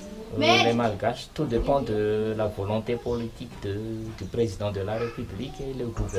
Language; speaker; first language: French; non-native, local second language; Malagasy